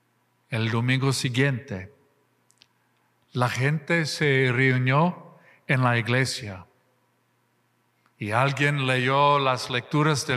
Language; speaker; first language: Spanish; non-native, fluent; English